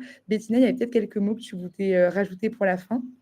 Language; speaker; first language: French; native; French